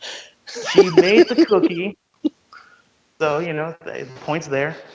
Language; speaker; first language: English; native; English